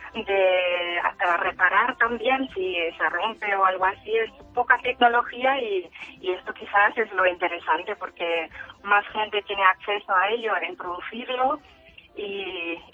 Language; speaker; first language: Spanish; early bilingual, heritage; German